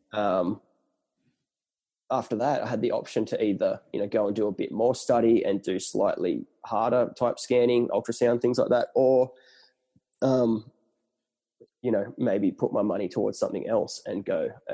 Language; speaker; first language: English; native; English